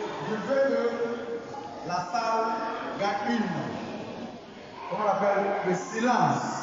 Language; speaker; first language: French; non-native, fluent; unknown